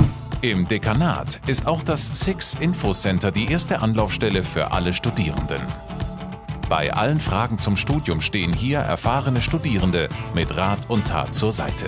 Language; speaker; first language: German; native; German